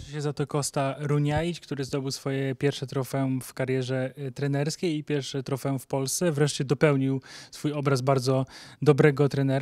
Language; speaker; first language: Polish; native; Polish